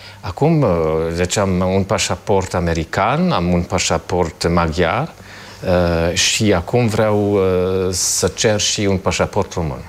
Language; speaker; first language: Romanian; non-native, fluent; German